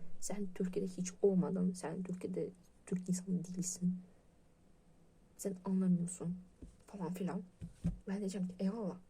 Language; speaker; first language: Turkish; non-native, learner; Russian